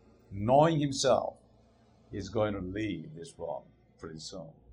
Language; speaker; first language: English; non-native, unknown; Korean